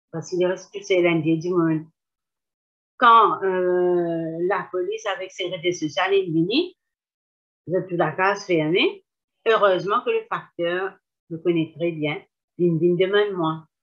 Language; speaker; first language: French; non-native, local second language; Morisyen